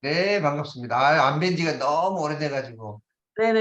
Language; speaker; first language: Korean; native; Korean